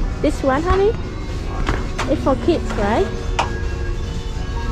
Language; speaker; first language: English; non-native, learner; Vietnamese